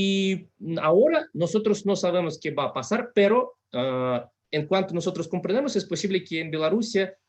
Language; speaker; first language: Spanish; non-native, fluent; Russian